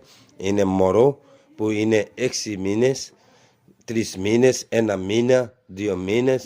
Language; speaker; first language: Greek; non-native, learner; Urdu